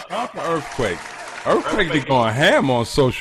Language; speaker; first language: English; native; English